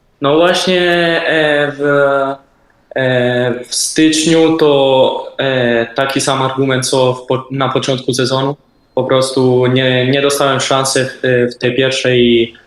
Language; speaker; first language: Polish; early bilingual, heritage; Polish